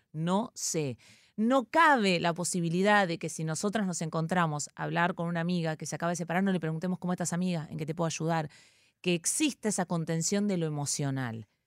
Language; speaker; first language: Spanish; native; Spanish